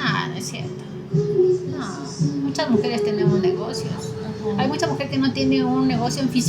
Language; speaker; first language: Spanish; native; Spanish